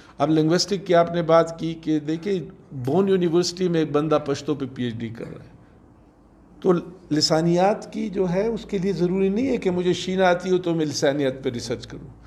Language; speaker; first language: Urdu; non-native, local second language; Pashto